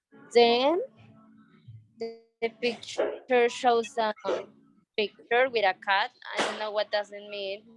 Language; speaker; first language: English; non-native, learner; Spanish